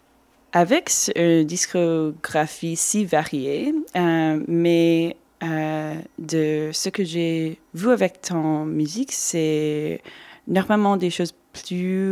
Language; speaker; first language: French; non-native, fluent; English